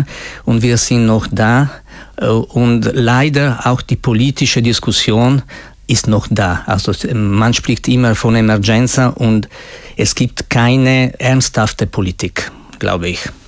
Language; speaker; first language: German; non-native, fluent; Italian